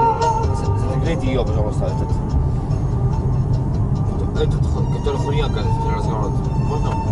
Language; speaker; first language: Russian; non-native, learner; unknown